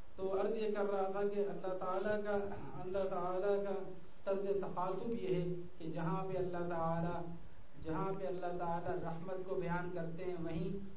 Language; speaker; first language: Urdu; native; Urdu